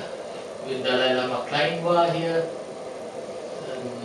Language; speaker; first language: German; non-native, learner; Sinhala